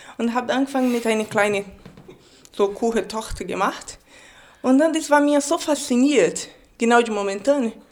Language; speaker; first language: German; non-native, learner; Portuguese